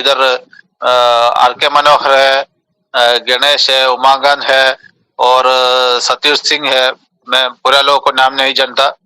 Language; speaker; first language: Hindi; non-native, local second language; Malayalam